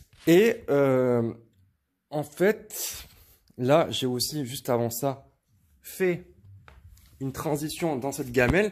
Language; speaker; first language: French; native; French